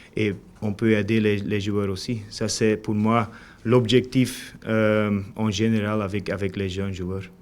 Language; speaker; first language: French; non-native, learner; Dutch